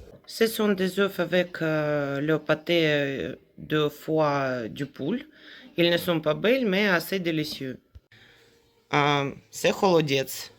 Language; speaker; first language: French; non-native, fluent; Russian